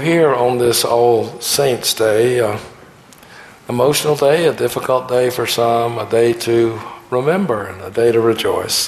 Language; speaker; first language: English; native; English